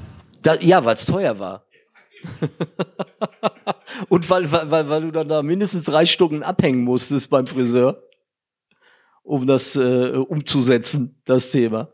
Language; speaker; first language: German; native; German